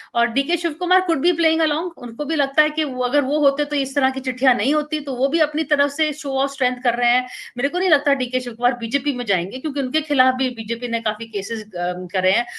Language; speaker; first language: Hindi; native; Hindi